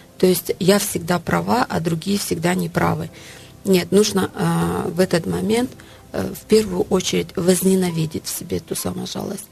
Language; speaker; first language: Russian; non-native, local second language; Tajik